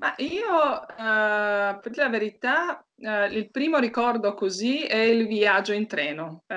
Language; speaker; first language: Italian; non-native, fluent; Croatian